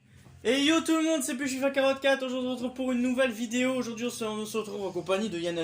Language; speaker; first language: French; native; French